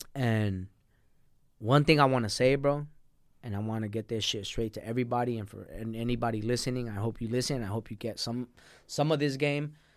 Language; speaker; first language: English; early bilingual, other home language; Spanish